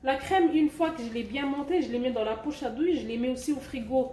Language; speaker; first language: French; non-native, local second language; Arabic